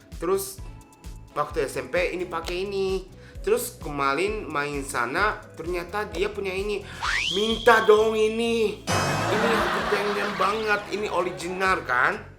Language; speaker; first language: Indonesian; non-native, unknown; Japanese